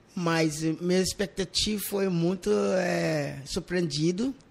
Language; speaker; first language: Portuguese; non-native, learner; English